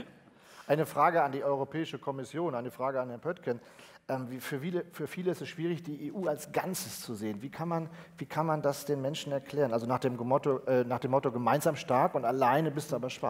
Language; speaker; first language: German; native; German